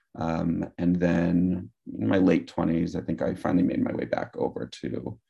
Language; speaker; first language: English; native; English